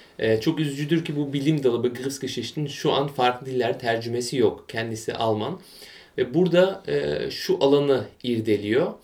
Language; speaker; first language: Turkish; early bilingual, heritage; Turkish